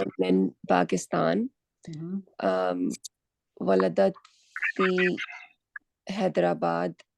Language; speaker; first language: Arabic; non-native, learner; Urdu